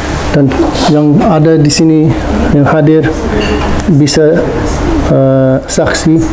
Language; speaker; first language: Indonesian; non-native, learner; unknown